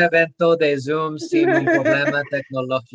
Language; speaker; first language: Spanish; non-native, fluent; English